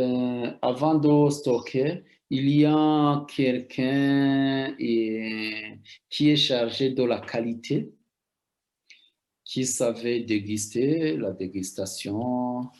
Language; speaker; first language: French; non-native, local second language; Rundi